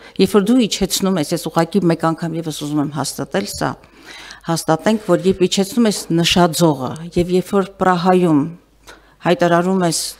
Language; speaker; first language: Armenian; native; Armenian